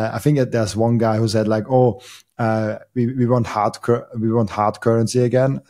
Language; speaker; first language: English; non-native, fluent; German